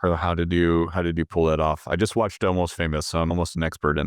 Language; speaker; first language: English; native; English